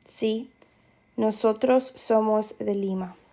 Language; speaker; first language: Spanish; non-native, fluent; English